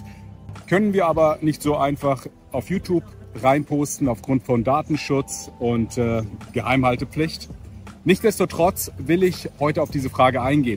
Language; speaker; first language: German; native; German